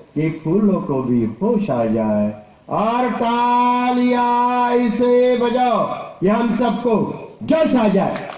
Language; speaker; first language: Hindi; non-native, local second language; Marathi